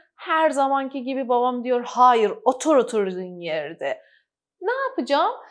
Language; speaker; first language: Turkish; non-native, fluent; Persian